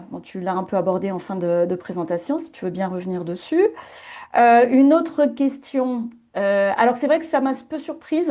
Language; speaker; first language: French; native; French